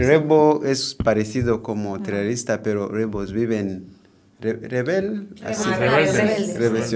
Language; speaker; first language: Spanish; non-native, learner; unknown